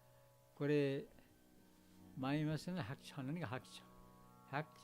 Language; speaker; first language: Japanese; non-native, learner; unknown